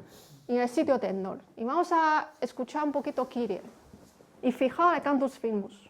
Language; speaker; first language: Spanish; non-native, fluent; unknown